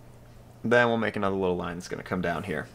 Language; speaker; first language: English; native; English